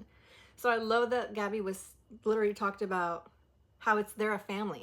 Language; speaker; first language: English; early bilingual, other home language; Spanish